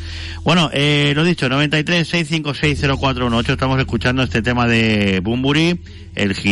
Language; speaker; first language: Spanish; native; Spanish